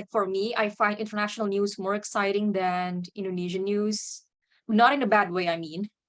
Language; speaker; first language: English; non-native, fluent; Indonesian